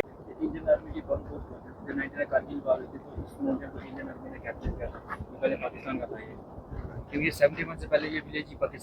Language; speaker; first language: Hindi; non-native, local second language; Balti